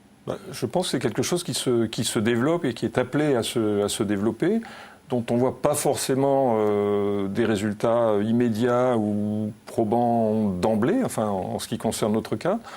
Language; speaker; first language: French; native; French